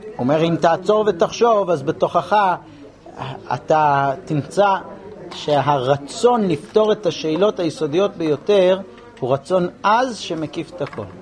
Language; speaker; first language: Hebrew; non-native, fluent; English